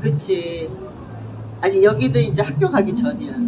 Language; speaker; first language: Korean; native; Korean